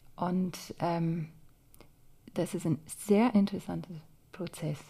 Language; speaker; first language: German; non-native, fluent; English